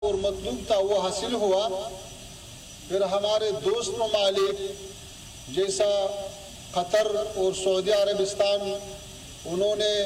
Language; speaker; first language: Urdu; non-native, fluent; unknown